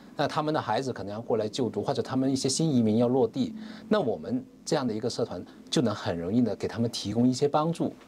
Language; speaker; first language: Chinese; non-native, local second language; Cantonese